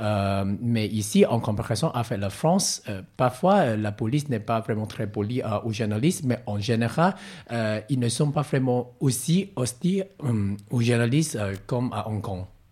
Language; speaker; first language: French; non-native, learner; Cantonese